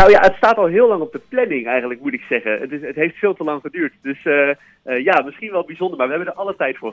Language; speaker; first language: Dutch; native; Dutch